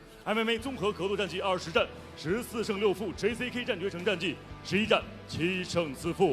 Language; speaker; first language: Chinese; native; Chinese